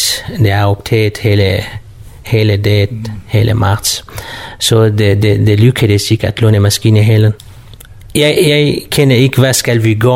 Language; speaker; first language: Danish; non-native, learner; Kurdish